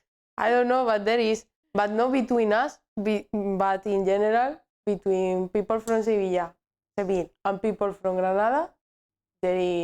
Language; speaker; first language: English; non-native, learner; Spanish